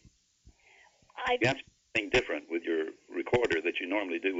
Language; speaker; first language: English; native; English